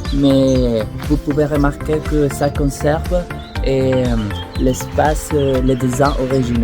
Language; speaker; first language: French; non-native, learner; Spanish